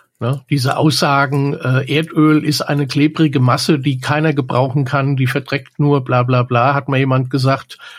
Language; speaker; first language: German; native; German